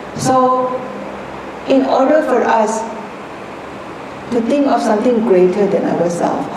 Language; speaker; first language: English; non-native, fluent; Thai